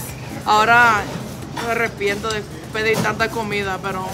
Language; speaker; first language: Spanish; non-native, fluent; English